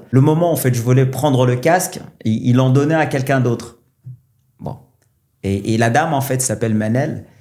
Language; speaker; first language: French; non-native, local second language; Arabic